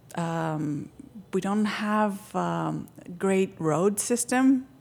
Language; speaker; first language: English; non-native, fluent; Greek